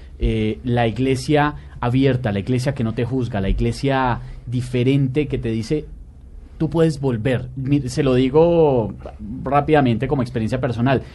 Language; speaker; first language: Spanish; native; Spanish